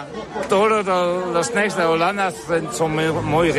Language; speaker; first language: Spanish; non-native, learner; Dutch